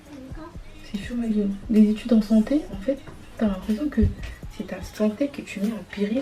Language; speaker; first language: French; native; French